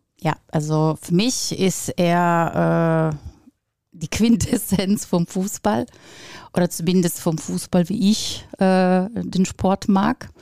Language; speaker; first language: German; non-native, fluent; Italian